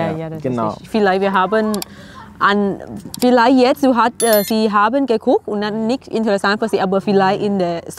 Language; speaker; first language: German; non-native, learner; Thai